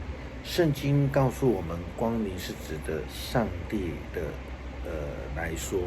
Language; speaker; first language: Chinese; native; Chinese